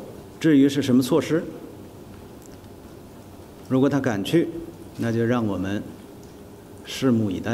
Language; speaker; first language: Chinese; native; Chinese